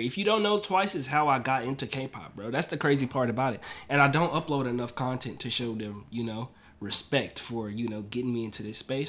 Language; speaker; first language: English; native; English